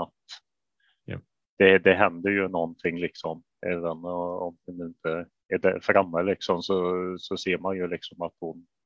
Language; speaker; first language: Swedish; native; Swedish